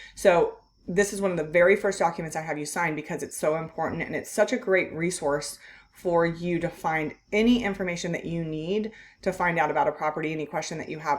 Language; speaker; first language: English; native; English